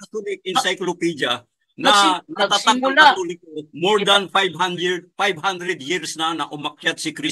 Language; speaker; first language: Filipino; native; Filipino